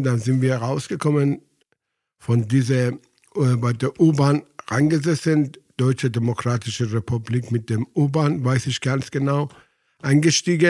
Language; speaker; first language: German; non-native, fluent; Persian